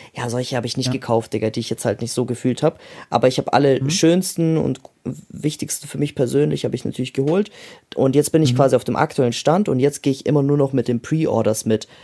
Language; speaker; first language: German; early bilingual, other home language; Russian